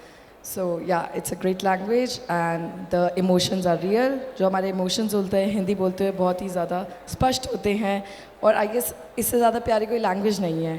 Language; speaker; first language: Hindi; early bilingual, heritage; Hindi